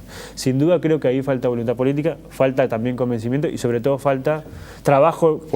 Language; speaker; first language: Spanish; native; Spanish